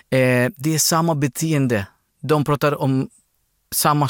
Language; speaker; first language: Swedish; non-native, fluent; Greek